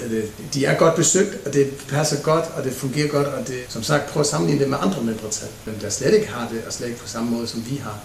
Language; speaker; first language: Danish; native; Danish